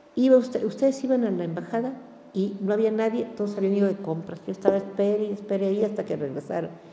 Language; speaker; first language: Spanish; native; Spanish